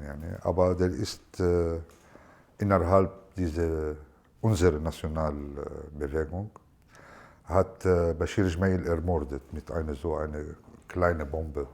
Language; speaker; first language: German; non-native, fluent; Arabic